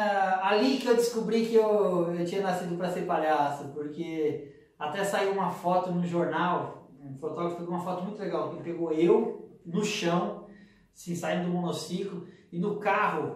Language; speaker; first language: Portuguese; native; Portuguese